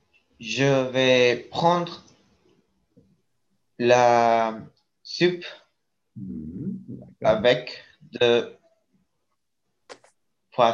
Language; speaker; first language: French; non-native, learner; Spanish